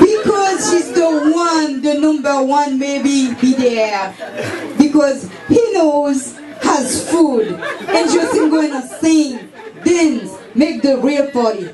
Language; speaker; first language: English; non-native, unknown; Haitian Creole